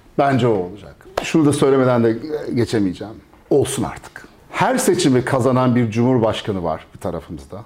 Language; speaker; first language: Turkish; early bilingual, heritage; Turkish